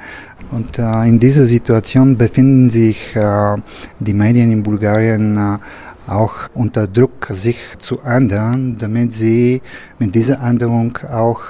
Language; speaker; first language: German; non-native, fluent; Bulgarian